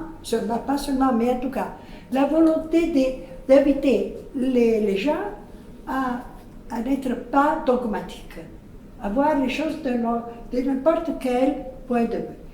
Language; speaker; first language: French; non-native, fluent; Italian